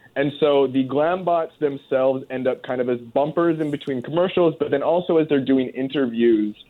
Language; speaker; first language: English; native; English